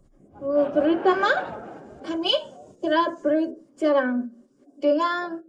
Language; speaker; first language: Indonesian; non-native, learner; Japanese